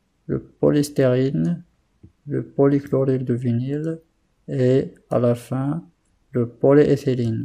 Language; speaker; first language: French; non-native, local second language; Arabic